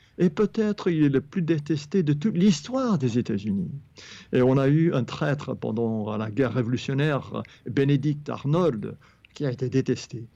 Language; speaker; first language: French; non-native, fluent; English